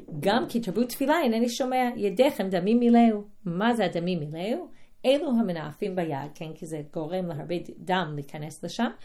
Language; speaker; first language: Hebrew; non-native, fluent; English